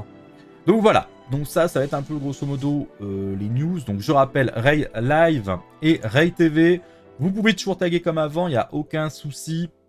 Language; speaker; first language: French; native; French